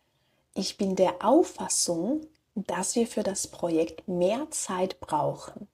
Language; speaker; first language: German; non-native, fluent; Slovak